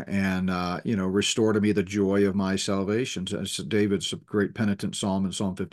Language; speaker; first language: English; native; English